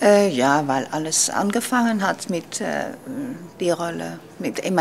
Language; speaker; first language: German; non-native, learner; Dutch